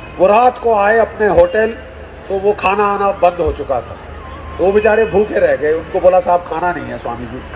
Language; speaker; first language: Hindi; native; Hindi